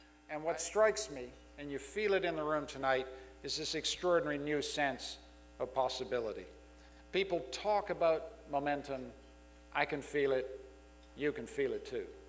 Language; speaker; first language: English; native; English